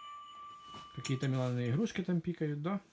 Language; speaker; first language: Russian; native; Russian